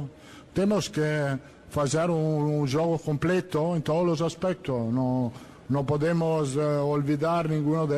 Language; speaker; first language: Portuguese; non-native, learner; Italian